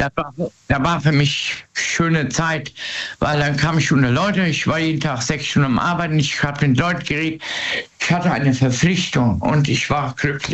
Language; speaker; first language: German; native; German